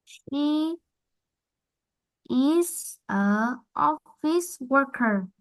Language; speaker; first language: English; non-native, learner; Vietnamese